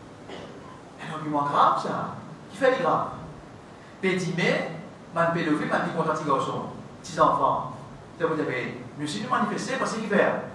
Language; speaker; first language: French; non-native, local second language; Morisyen